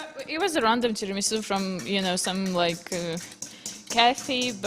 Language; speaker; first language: English; non-native, fluent; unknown